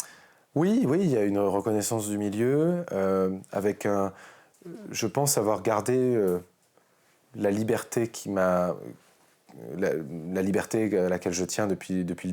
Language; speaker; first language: French; native; French